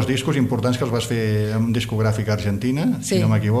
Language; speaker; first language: Catalan; native; Catalan